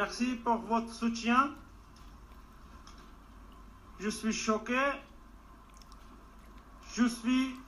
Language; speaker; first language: French; non-native, learner; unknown